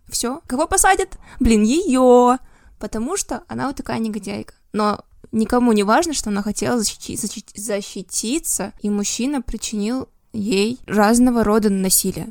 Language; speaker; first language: Russian; native; Russian